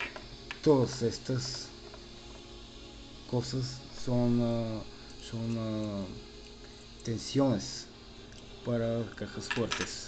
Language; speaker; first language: Spanish; non-native, fluent; Bulgarian